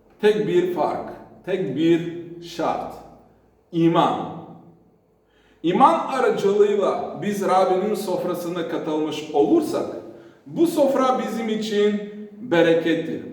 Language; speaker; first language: Turkish; non-native, fluent; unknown